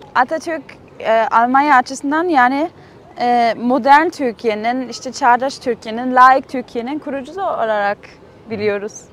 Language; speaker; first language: Turkish; non-native, fluent; German